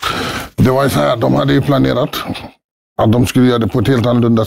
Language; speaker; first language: Swedish; early bilingual, other home language; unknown